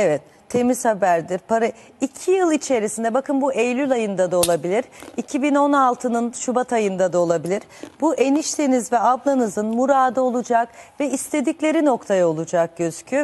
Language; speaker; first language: Turkish; native; Turkish